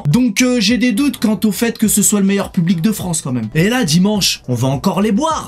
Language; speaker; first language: French; native; French